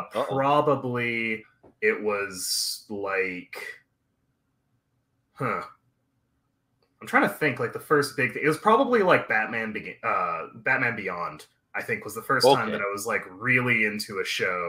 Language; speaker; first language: English; native; English